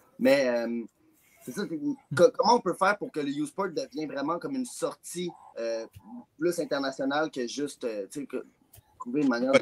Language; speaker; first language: French; native; French